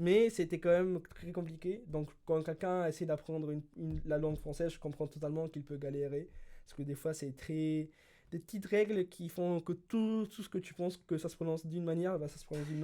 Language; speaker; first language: French; early bilingual, other home language; Spanish